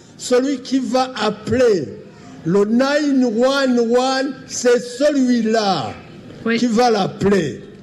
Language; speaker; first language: French; non-native, local second language; Rundi